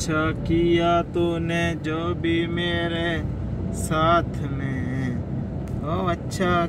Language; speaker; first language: Hindi; non-native, local second language; Punjabi